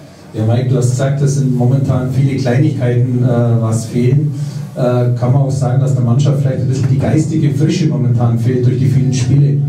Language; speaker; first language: German; native; German